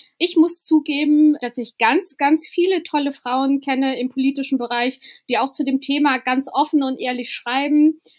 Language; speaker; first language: German; early bilingual, other home language; Albanian